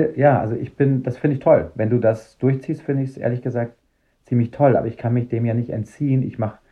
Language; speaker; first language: German; native; German